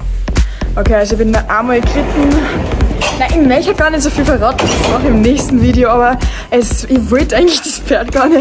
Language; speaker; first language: German; native; German